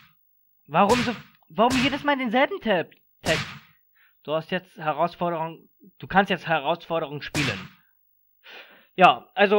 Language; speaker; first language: German; native; German